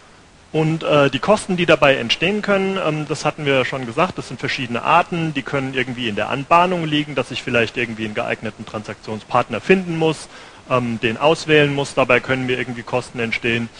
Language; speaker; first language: German; native; German